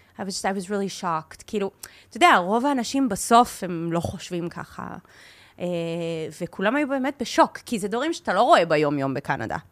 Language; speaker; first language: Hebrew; early bilingual, heritage; English